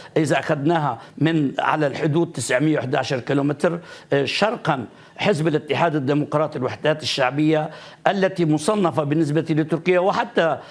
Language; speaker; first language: Arabic; non-native, fluent; Turkish